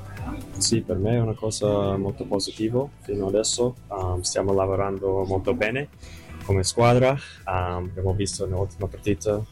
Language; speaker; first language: Italian; non-native, fluent; English